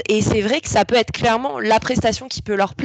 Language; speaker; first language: French; native; French